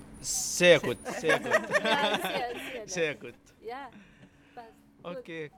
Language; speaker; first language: German; non-native, learner; Arabic